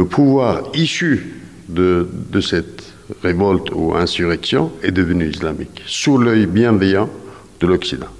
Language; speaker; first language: French; non-native, fluent; Persian